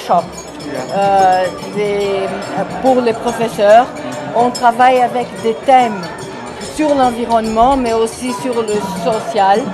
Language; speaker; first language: French; non-native, fluent; Portuguese